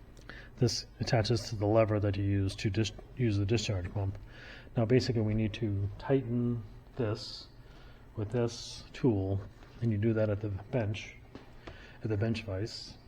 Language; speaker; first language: English; native; English